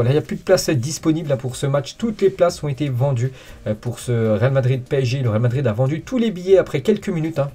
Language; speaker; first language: French; native; French